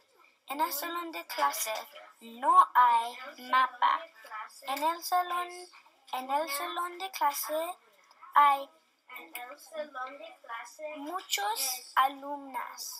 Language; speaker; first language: Spanish; non-native, learner; English